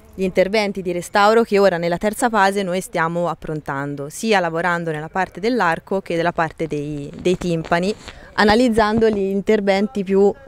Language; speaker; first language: Italian; native; Italian